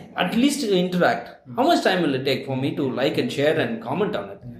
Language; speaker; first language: English; non-native, local second language; Tamil